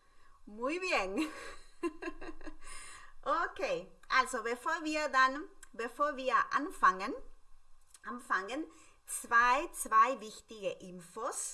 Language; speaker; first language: German; non-native, fluent; Spanish